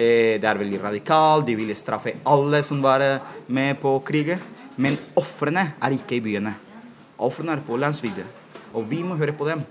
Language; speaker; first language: Norwegian; non-native, fluent; Spanish